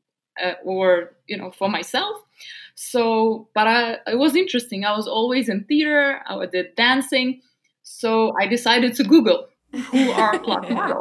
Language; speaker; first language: English; non-native, fluent; Russian